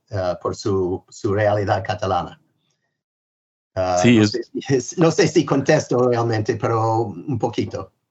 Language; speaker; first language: Spanish; non-native, fluent; English